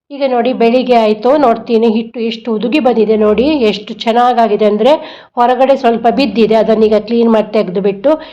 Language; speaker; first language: Kannada; non-native, local second language; Konkani